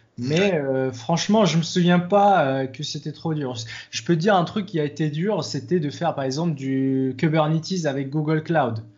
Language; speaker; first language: French; non-native, local second language; Arabic